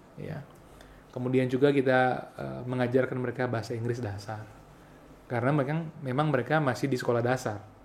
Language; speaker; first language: Indonesian; non-native, local second language; Balinese